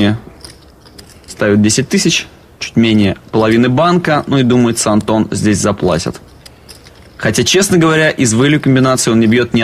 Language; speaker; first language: Russian; native; Russian